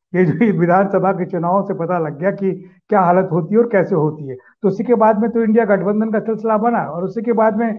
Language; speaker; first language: Hindi; native; Hindi